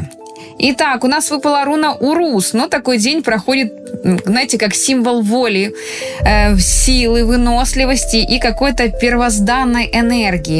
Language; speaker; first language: Russian; native; Russian